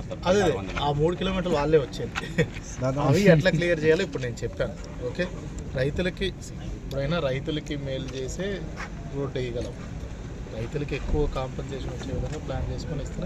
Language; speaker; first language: Telugu; native; Telugu